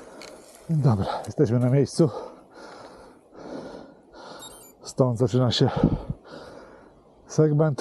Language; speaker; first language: Polish; native; Polish